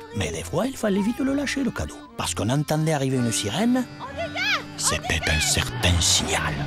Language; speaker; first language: French; early bilingual, other home language; German